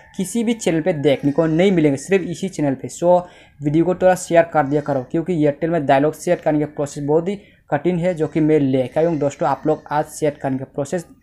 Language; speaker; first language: Hindi; native; Hindi